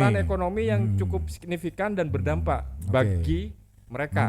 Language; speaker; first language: Indonesian; non-native, local second language; Javanese